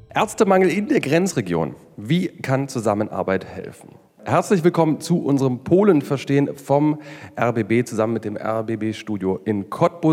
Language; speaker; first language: German; native; German